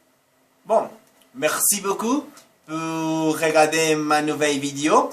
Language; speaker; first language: French; non-native, learner; Portuguese